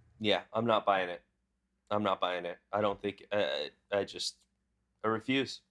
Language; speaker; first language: English; native; English